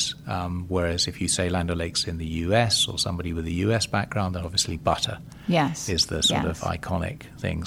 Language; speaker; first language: English; native; English